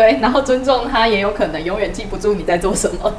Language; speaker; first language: Chinese; native; Chinese